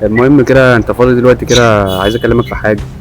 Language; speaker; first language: Arabic; native; Arabic